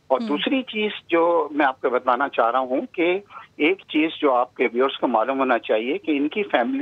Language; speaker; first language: Urdu; native; Urdu